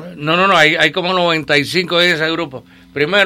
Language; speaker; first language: Spanish; native; Spanish